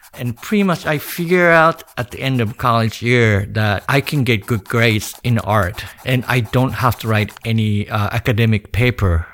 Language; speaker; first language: English; early bilingual, other home language; Japanese